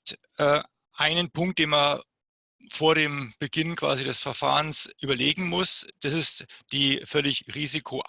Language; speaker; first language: German; native; German